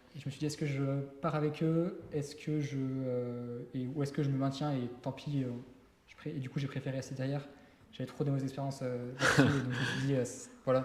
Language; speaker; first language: French; native; French